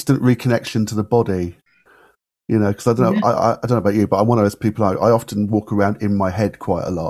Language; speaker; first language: English; native; English